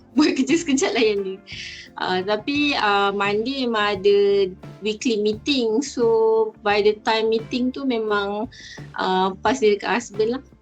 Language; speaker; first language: Malay; native; Malay